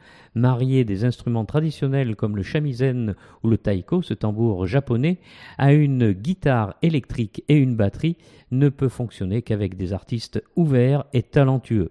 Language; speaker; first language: French; native; French